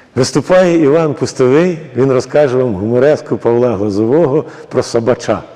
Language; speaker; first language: Ukrainian; native; Ukrainian